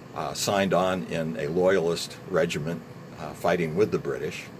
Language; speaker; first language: English; native; English